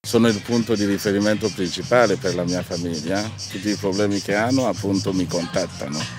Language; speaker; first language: Italian; non-native, fluent; French